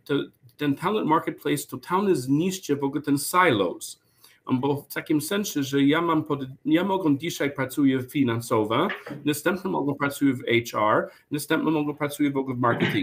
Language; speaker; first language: Polish; non-native, learner; English